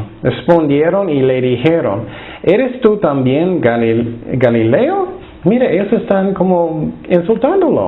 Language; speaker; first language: Spanish; non-native, fluent; English